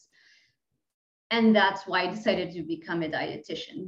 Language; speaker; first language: English; non-native, fluent; Arabic